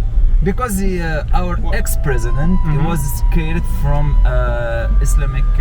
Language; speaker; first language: English; non-native, learner; Arabic